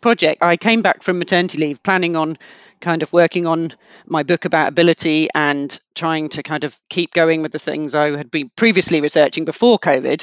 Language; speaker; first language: English; native; English